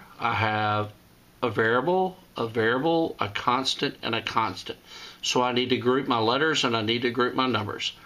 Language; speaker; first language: English; native; English